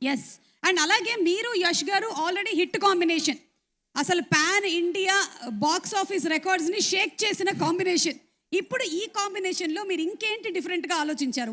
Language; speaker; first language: Telugu; native; Telugu